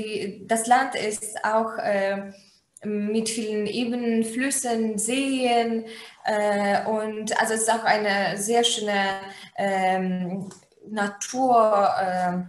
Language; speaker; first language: German; non-native, fluent; Polish